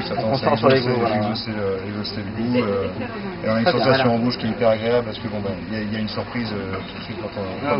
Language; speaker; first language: French; native; French